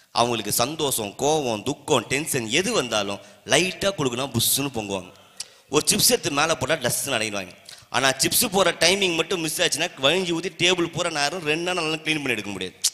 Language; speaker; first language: Tamil; native; Tamil